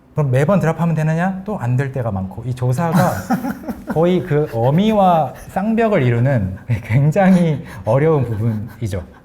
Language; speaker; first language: Korean; native; Korean